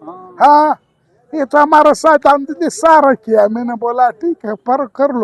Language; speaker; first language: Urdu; non-native, local second language; Pashto